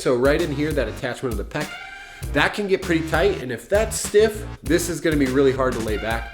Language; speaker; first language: English; native; English